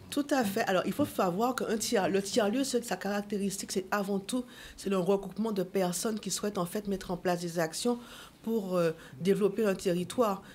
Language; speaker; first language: French; native; French